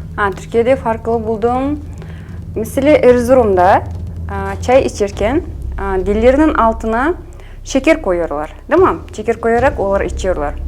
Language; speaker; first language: Turkish; non-native, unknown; Kazakh